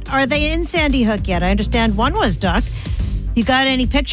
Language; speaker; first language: English; native; English